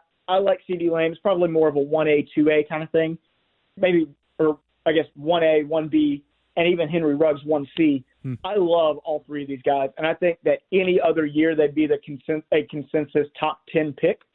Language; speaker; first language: English; native; English